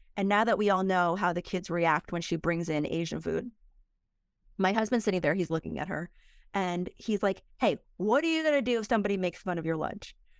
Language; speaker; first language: English; early bilingual, other home language; Korean